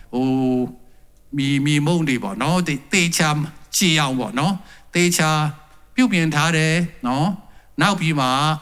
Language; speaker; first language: Burmese; non-native, local second language; Tedim Chin